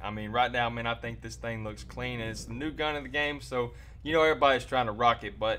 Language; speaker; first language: English; native; English